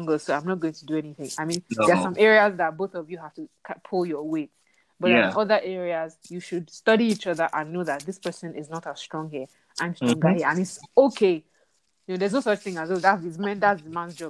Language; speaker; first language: English; non-native, local second language; Yoruba